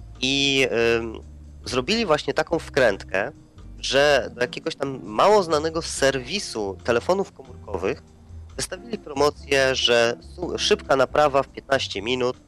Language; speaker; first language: Polish; native; Polish